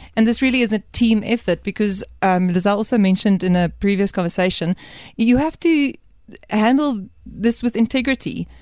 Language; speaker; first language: English; non-native, local second language; Afrikaans